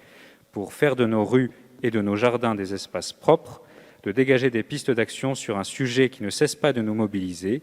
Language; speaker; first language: French; native; French